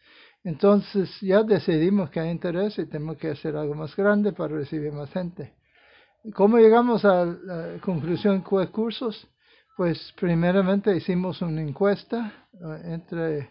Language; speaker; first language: Spanish; non-native, fluent; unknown